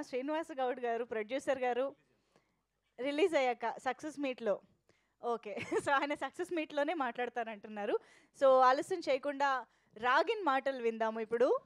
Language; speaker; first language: Telugu; native; Telugu